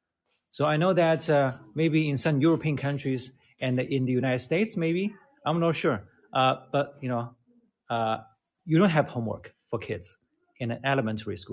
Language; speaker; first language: English; non-native, fluent; Chinese